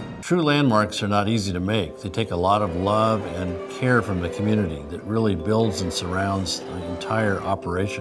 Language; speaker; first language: English; native; English